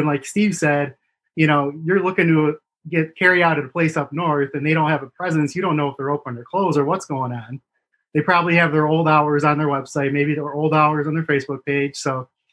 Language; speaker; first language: English; native; English